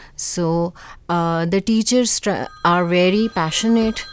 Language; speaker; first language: English; non-native, local second language; Urdu